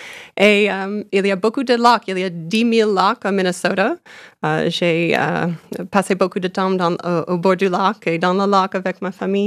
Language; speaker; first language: French; non-native, learner; English